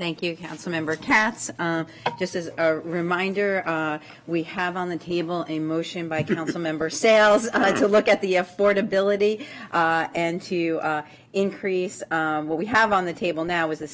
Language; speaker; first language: English; native; English